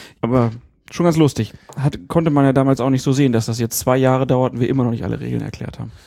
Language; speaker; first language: German; native; German